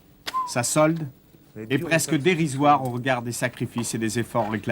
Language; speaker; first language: French; native; French